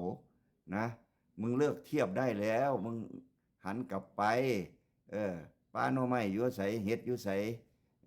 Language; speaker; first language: Thai; non-native, local second language; Lao